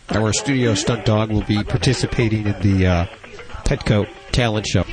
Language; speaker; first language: English; native; English